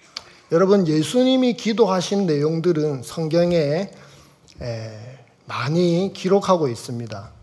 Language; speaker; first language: Korean; native; Korean